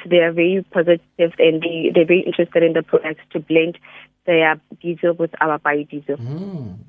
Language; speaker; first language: English; non-native, local second language; Northern Sotho